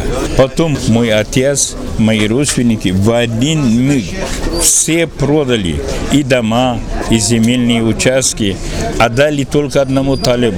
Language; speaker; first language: Russian; non-native, fluent; Pashto